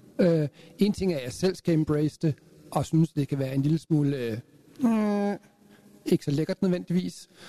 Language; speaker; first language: Danish; native; Danish